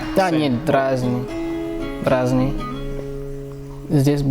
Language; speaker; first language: Russian; non-native, learner; English